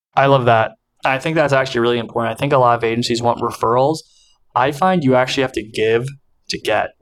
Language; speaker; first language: English; native; English